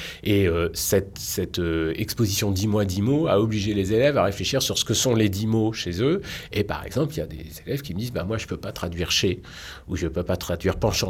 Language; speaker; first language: French; native; French